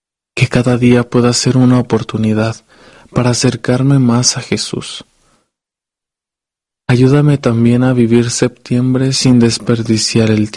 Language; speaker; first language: Spanish; native; Spanish